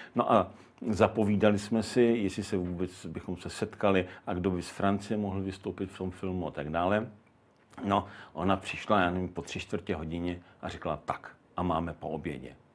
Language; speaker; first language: Czech; native; Czech